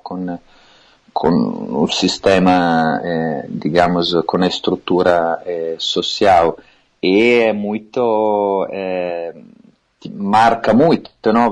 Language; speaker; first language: Portuguese; non-native, fluent; Italian